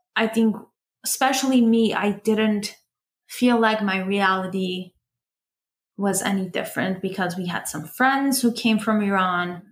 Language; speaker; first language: English; early bilingual, other home language; Persian